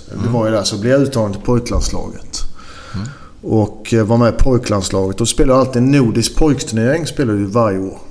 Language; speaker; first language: Swedish; native; Swedish